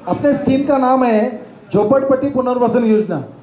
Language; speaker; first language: Hindi; non-native, local second language; Marathi